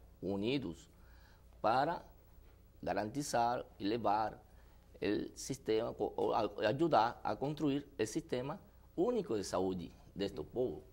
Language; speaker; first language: Portuguese; non-native, learner; Spanish